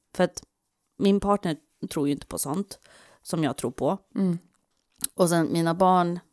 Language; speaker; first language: Swedish; non-native, fluent; English